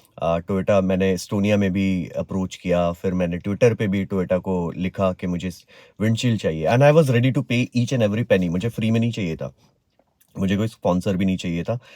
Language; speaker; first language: Hindi; native; Hindi